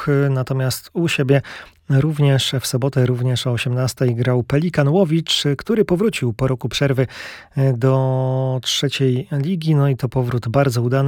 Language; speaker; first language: Polish; native; Polish